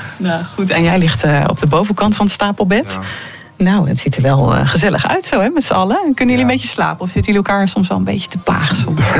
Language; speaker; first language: Dutch; native; Dutch